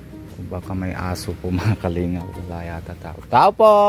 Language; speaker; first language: Filipino; non-native, local second language; Bikol